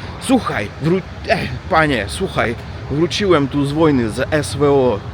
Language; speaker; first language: Polish; non-native, learner; Russian